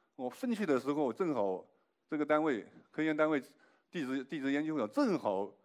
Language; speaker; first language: Chinese; native; Chinese